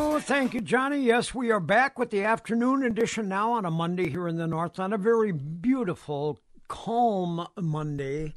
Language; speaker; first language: English; native; English